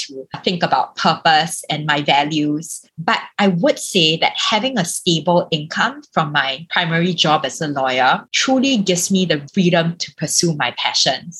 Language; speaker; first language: English; native; English